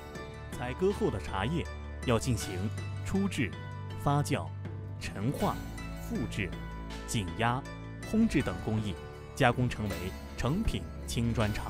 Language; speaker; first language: Chinese; native; Chinese